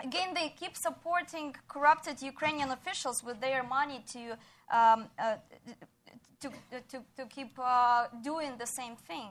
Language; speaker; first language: English; non-native, fluent; Ukrainian